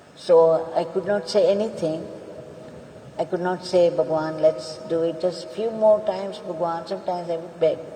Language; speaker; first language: English; non-native, local second language; Tamil